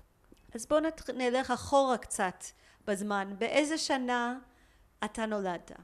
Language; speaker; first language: Hebrew; native; Hebrew